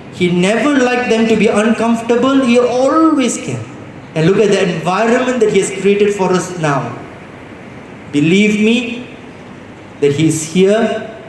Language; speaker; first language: English; non-native, local second language; Tamil